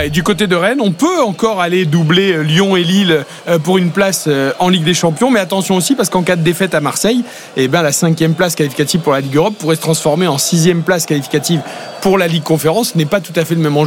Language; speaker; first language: French; native; French